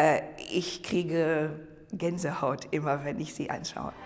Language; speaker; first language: German; non-native, fluent; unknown